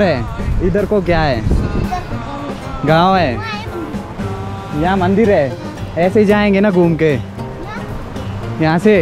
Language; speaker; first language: Hindi; non-native, local second language; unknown